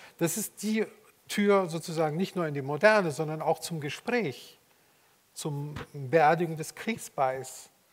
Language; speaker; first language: German; early bilingual, other home language; Turkish